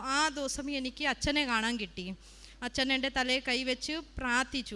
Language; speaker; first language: Malayalam; early bilingual, heritage; Malayalam